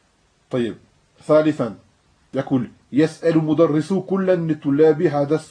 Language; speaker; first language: Arabic; non-native, fluent; French